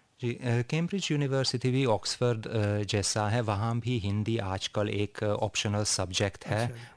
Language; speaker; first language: Hindi; non-native, fluent; Hungarian